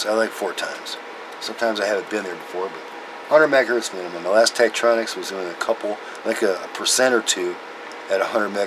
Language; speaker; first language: English; native; English